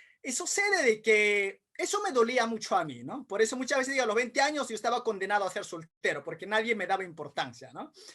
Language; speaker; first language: Spanish; non-native, local second language; Quechua